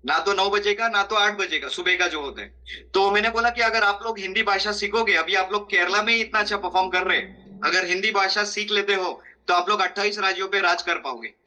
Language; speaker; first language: Hindi; non-native, local second language; Malayalam